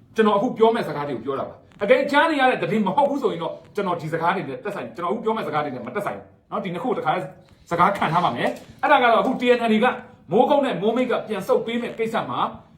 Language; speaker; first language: Burmese; non-native, local second language; Shwe Palaung